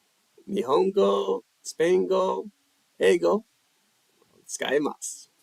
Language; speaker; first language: Japanese; non-native, fluent; English